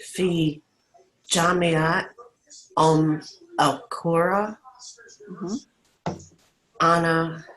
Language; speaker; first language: Arabic; non-native, learner; English